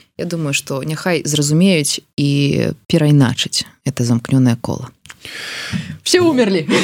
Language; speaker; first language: Belarusian; non-native, local second language; Russian